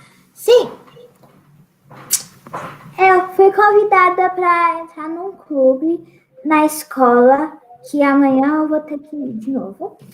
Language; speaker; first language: Portuguese; early bilingual, heritage; Portuguese